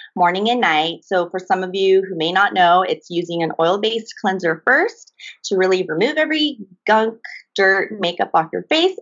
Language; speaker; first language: English; early bilingual, other home language; Japanese